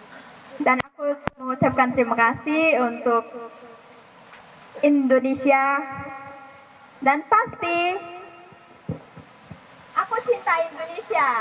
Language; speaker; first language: Indonesian; non-native, fluent; Filipino